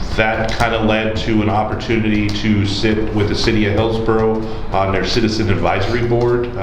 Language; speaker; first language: English; native; English